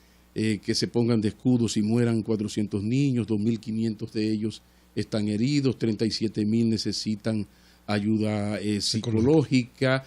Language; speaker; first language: Spanish; native; Spanish